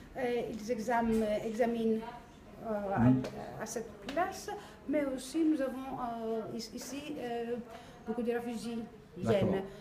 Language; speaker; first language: French; non-native, learner; Greek